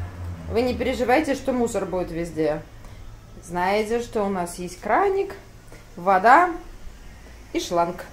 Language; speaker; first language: Russian; native; Russian